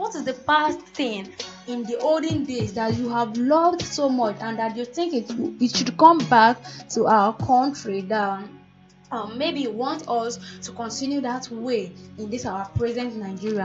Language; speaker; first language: English; non-native, local second language; Yoruba